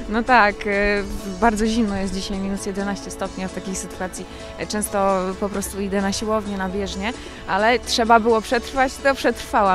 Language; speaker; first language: Polish; native; Polish